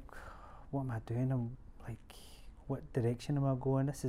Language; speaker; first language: English; native; English